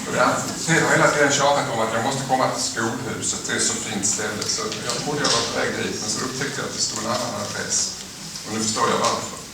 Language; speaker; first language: Swedish; native; Swedish